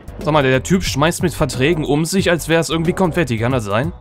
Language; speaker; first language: German; native; German